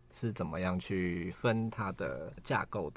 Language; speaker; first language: Chinese; native; Chinese